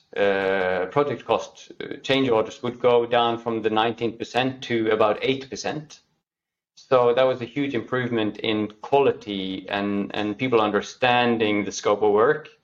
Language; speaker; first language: English; non-native, fluent; Norwegian